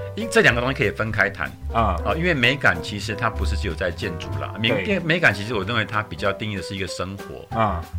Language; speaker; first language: Chinese; native; Chinese